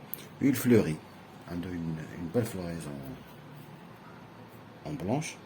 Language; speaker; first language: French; non-native, local second language; Arabic